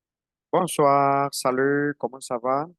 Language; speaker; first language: French; non-native, fluent; Spanish